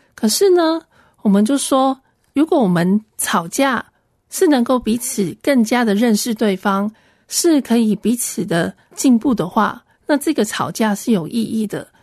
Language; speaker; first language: Chinese; non-native, local second language; Cantonese